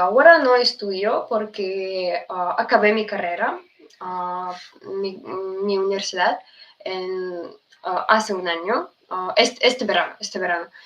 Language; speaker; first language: Spanish; non-native, fluent; Russian